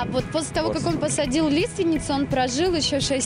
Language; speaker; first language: Russian; native; Russian